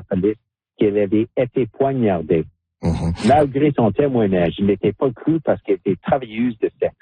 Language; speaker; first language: French; non-native, local second language; English